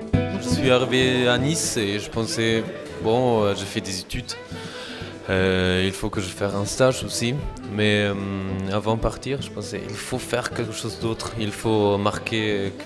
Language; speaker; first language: French; non-native, fluent; German